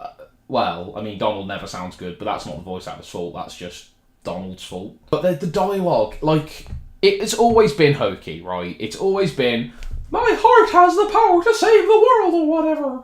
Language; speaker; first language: English; native; English